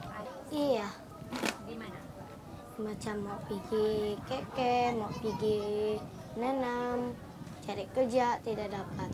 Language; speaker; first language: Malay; early bilingual, other home language; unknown